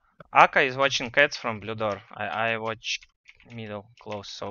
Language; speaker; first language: English; non-native, learner; Russian